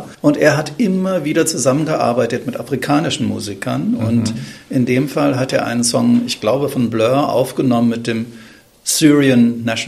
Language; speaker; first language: German; native; German